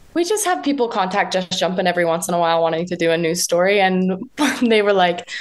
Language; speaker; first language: English; native; English